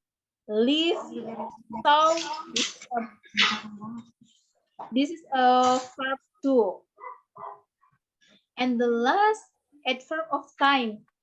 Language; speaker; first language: English; non-native, learner; Indonesian